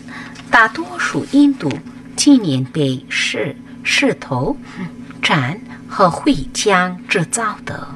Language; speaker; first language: Chinese; non-native, fluent; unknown